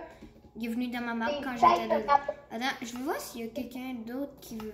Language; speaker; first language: French; native; French